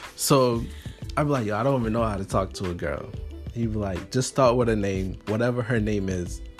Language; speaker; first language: English; early bilingual, other home language; Haitian Creole